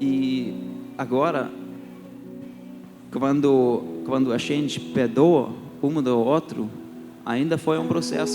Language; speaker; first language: Portuguese; early bilingual, heritage; Portuguese